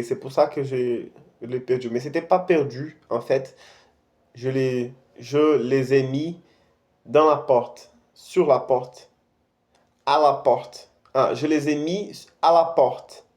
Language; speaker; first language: French; non-native, fluent; Portuguese